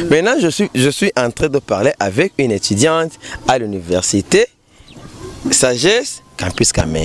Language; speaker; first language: French; non-native, local second language; Rundi